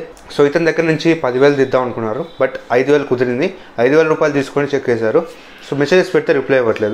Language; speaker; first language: Telugu; native; Telugu